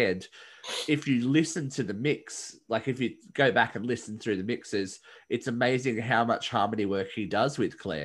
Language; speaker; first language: English; native; English